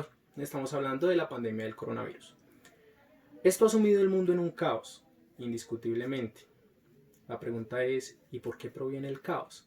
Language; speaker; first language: Spanish; native; Spanish